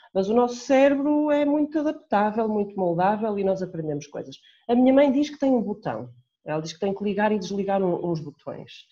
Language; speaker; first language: Portuguese; native; Portuguese